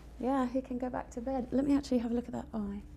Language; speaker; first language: English; native; English